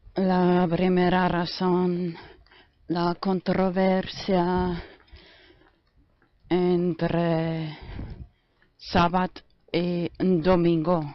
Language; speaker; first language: Spanish; non-native, fluent; German